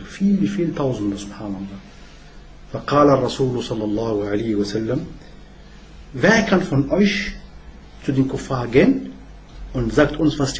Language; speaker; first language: German; non-native, learner; Arabic